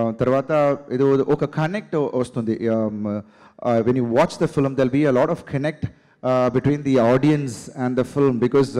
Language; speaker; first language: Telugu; non-native, learner; Tamil